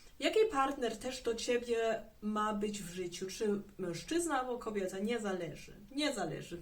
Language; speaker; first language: Polish; early bilingual, heritage; German